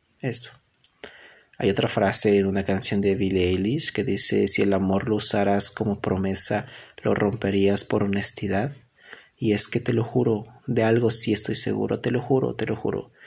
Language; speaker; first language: Spanish; native; Spanish